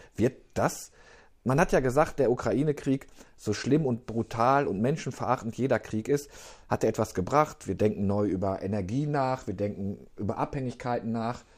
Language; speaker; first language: German; native; German